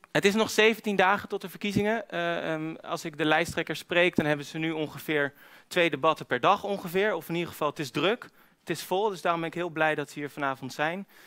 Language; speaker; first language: Dutch; native; Dutch